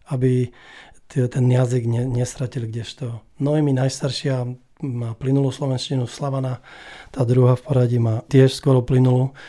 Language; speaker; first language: Slovak; native; Slovak